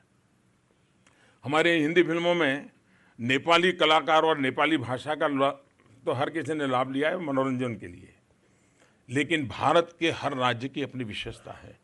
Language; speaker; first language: Hindi; non-native, local second language; Gujarati